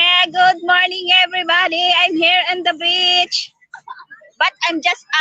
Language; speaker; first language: English; non-native, learner; Filipino